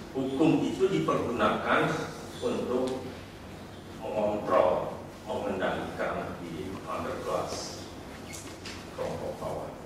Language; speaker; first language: Indonesian; native; Indonesian